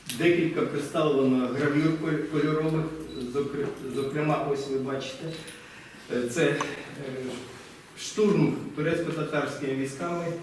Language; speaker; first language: Ukrainian; native; Ukrainian